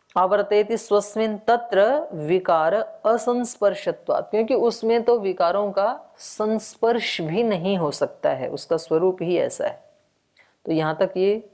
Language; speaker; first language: Hindi; native; Hindi